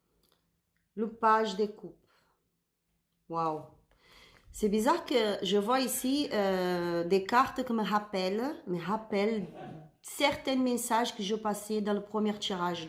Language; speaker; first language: French; non-native, learner; Spanish